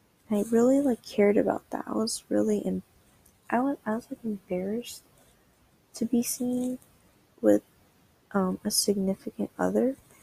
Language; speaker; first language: English; native; English